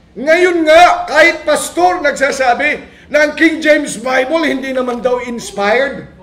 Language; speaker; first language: Filipino; non-native, local second language; Iloko